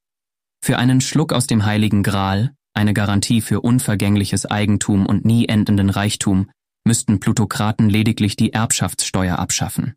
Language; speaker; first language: German; native; German